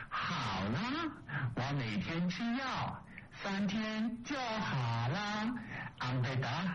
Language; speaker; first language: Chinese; non-native, learner; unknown